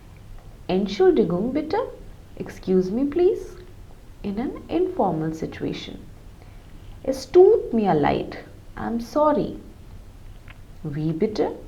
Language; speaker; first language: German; non-native, fluent; Hindi